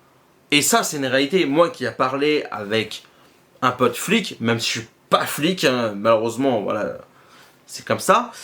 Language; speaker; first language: French; native; French